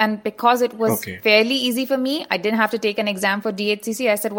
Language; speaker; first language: English; non-native, local second language; Hindi